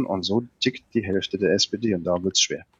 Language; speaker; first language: German; native; German